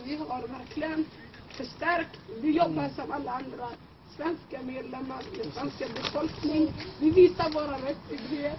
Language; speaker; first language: Swedish; non-native, fluent; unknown